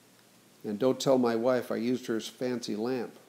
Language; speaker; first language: English; native; English